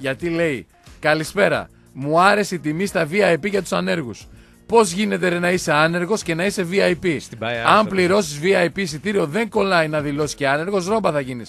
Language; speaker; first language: Greek; native; Greek